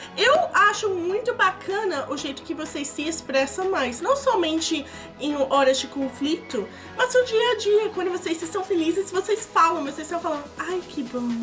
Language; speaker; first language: Portuguese; non-native, fluent; English